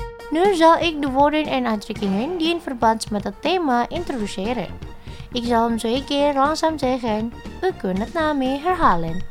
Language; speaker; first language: Dutch; non-native, learner; Indonesian